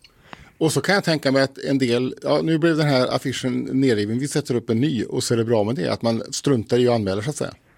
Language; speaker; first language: Swedish; native; Swedish